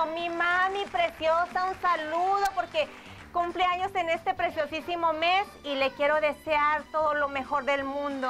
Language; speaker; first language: Spanish; native; Spanish